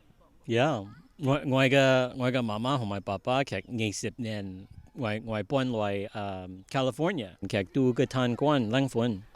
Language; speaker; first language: Cantonese; early bilingual, heritage; Cantonese